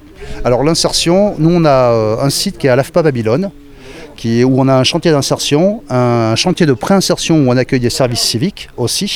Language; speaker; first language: French; native; French